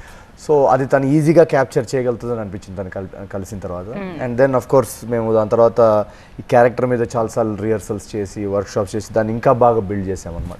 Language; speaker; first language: Telugu; native; Telugu